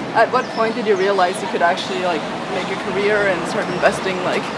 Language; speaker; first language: English; non-native, local second language; Cantonese